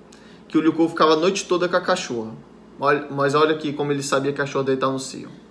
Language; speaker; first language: Portuguese; native; Portuguese